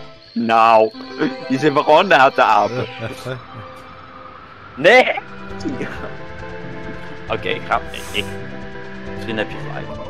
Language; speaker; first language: Dutch; native; Dutch